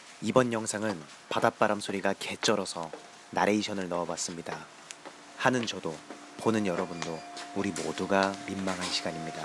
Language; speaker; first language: Korean; native; Korean